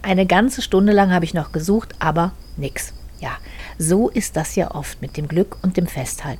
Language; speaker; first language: German; native; German